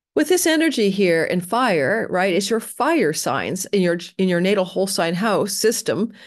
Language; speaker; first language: English; native; English